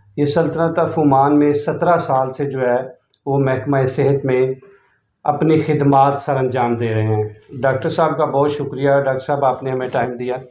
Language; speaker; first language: Urdu; non-native, local second language; Punjabi